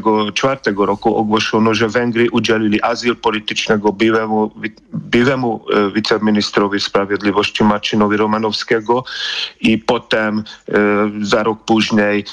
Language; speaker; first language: Polish; non-native, fluent; Hungarian